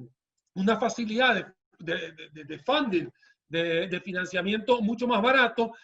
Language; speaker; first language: Spanish; native; Spanish